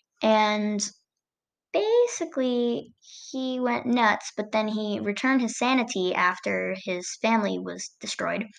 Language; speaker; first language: English; native; English